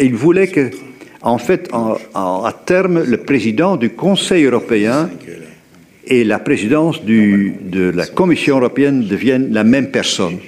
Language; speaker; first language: French; native; French